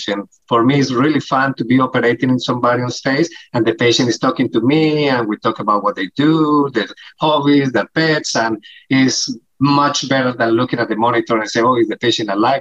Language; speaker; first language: English; non-native, fluent; Spanish